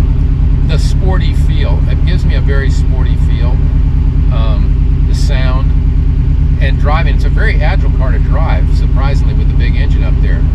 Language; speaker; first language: English; native; English